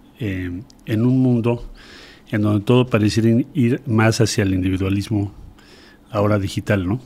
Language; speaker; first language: Spanish; native; Spanish